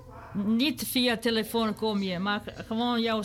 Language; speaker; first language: Dutch; non-native, learner; Serbian